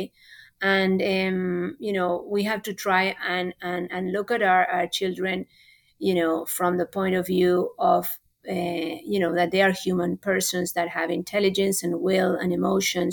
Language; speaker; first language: English; non-native, fluent; Spanish